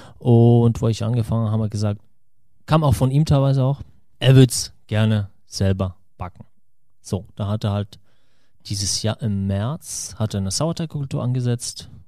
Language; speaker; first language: German; non-native, fluent; Russian